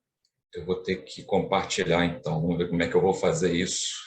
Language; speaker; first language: Portuguese; native; Portuguese